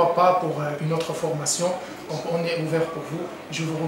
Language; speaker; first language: French; non-native, local second language; Arabic